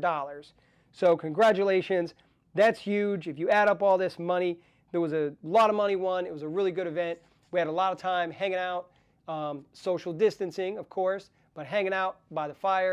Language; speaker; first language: English; native; English